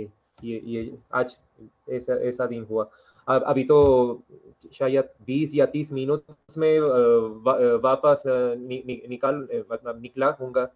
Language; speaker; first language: Hindi; non-native, fluent; Spanish